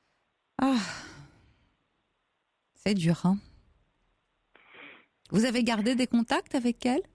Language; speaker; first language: French; native; French